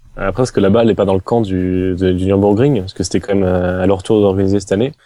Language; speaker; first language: French; native; French